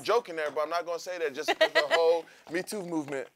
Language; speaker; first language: English; native; English